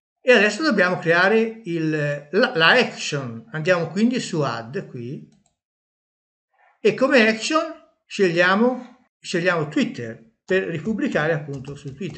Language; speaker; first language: Italian; native; Italian